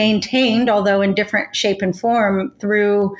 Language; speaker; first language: English; native; English